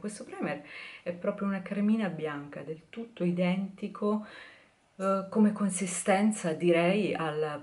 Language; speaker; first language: Italian; native; Italian